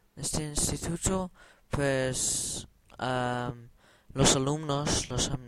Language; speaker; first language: Spanish; non-native, learner; Dutch